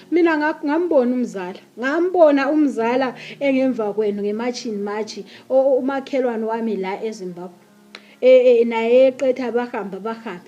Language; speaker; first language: Zulu; native; Zulu